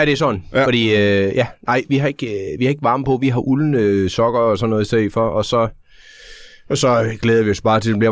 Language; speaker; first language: Danish; native; Danish